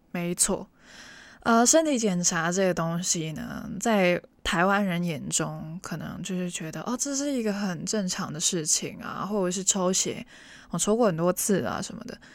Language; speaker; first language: Chinese; non-native, local second language; Cantonese